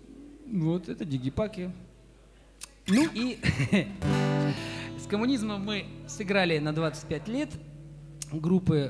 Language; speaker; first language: Russian; native; Russian